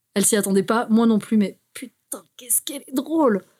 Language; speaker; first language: French; native; French